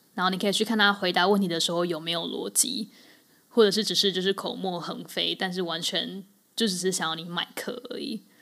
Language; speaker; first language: Chinese; native; Chinese